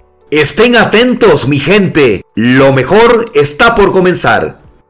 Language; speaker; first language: Spanish; native; Spanish